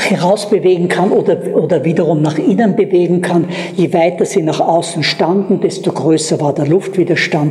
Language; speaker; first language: German; native; German